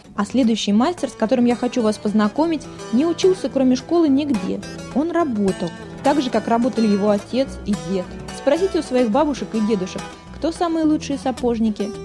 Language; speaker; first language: Russian; native; Russian